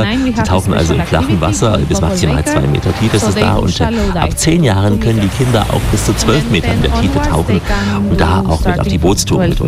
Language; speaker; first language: German; native; German